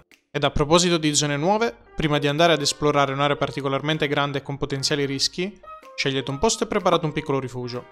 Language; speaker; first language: Italian; native; Italian